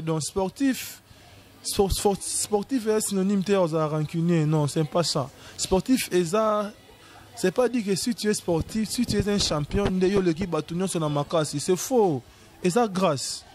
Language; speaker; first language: French; non-native, local second language; Lingala